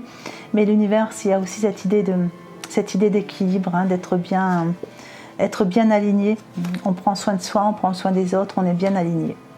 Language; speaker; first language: French; native; French